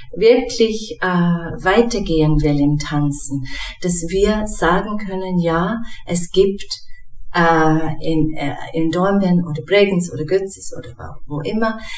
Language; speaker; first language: German; non-native, fluent; English